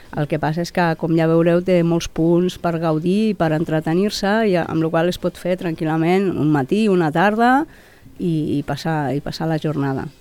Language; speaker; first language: Catalan; native; Catalan